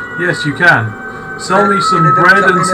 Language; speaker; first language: English; native; English